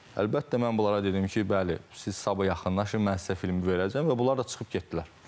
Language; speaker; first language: Azerbaijani; native; Azerbaijani